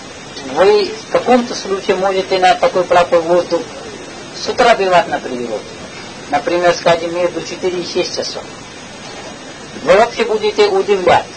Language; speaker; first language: Russian; non-native, learner; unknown